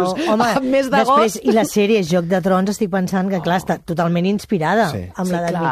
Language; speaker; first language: Catalan; native; Catalan